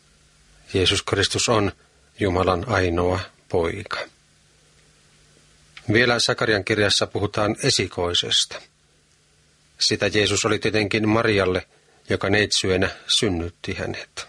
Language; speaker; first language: Finnish; native; Finnish